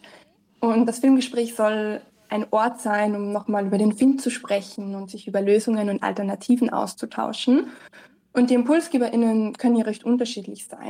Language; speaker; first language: German; native; German